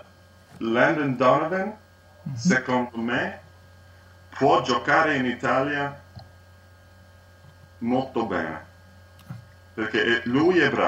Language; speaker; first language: Italian; non-native, learner; English